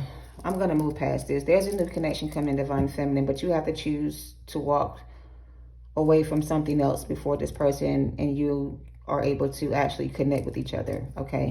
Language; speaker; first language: English; native; English